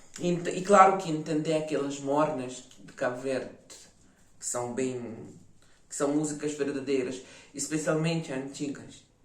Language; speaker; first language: Portuguese; non-native, local second language; Ukrainian